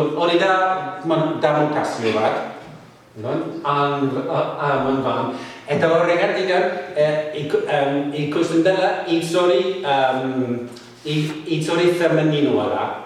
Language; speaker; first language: Basque; non-native, fluent; English